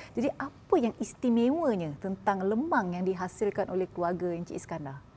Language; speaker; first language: Malay; native; Malay